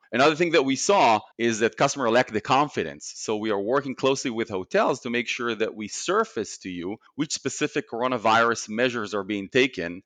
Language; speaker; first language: English; non-native, fluent; Hebrew